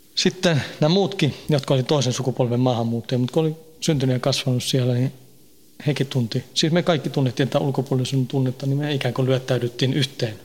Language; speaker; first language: Finnish; early bilingual, heritage; Finnish